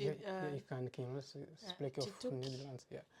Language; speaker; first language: Dutch; non-native, learner; Kinyarwanda